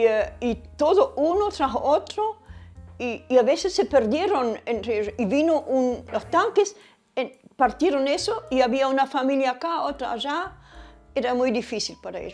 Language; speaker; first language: Spanish; early bilingual, other home language; German